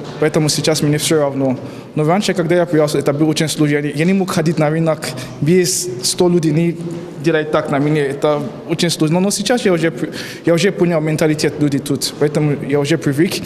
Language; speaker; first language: Russian; non-native, learner; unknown